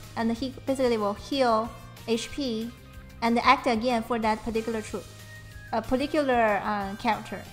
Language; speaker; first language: English; non-native, fluent; Chinese